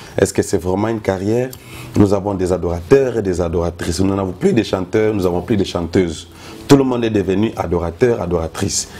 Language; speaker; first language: French; non-native, local second language; Lingala